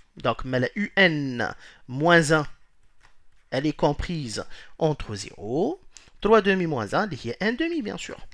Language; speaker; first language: French; non-native, local second language; Arabic